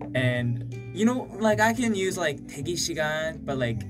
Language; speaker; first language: English; early bilingual, other home language; Korean